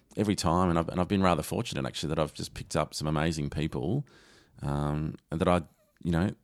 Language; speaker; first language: English; native; English